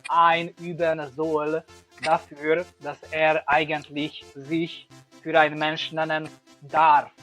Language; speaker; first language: German; non-native, learner; Hungarian